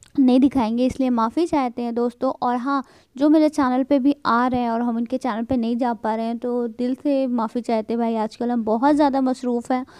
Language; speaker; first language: Hindi; native; Hindi